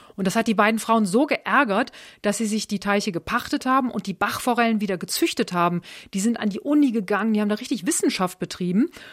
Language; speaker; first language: German; native; German